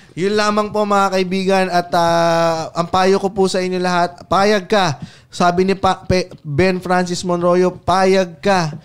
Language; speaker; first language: Filipino; native; Filipino